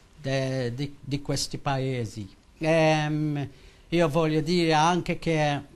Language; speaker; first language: Italian; non-native, learner; Maltese